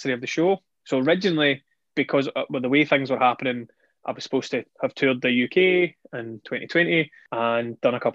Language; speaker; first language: English; native; English